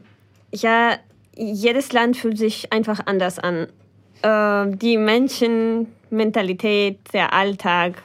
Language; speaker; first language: German; non-native, fluent; Ukrainian